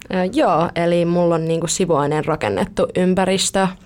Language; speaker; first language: Finnish; early bilingual, other home language; Italian